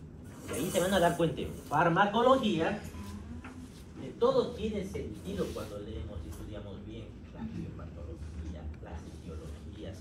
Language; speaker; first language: Spanish; native; Spanish